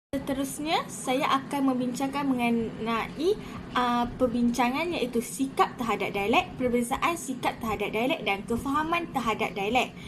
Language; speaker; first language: Malay; native; Malay